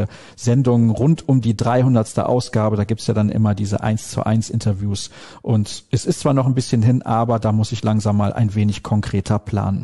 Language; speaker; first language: German; native; German